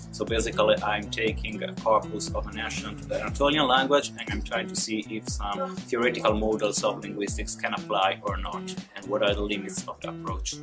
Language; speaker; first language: English; non-native, fluent; Italian